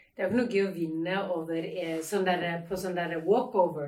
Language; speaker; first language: Norwegian; native; Norwegian